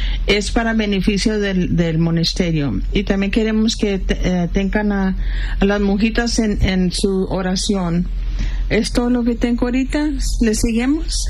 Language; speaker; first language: Spanish; early bilingual, heritage; Spanish